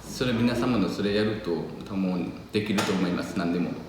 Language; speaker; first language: Japanese; non-native, learner; Nepali